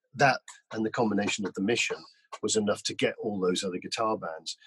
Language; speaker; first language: English; native; English